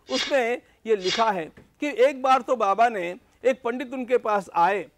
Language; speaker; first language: Hindi; non-native, local second language; Marathi